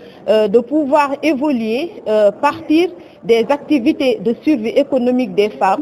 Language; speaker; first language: French; native; French